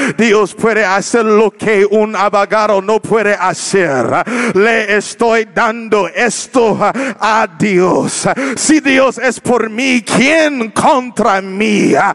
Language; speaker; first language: Spanish; non-native, learner; English